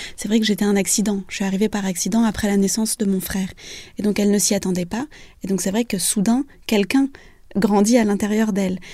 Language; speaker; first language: French; early bilingual, other home language; Vietnamese